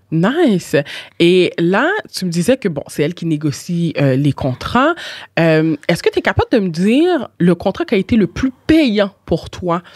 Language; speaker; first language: French; native; French